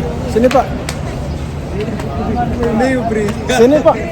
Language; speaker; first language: Indonesian; native; Indonesian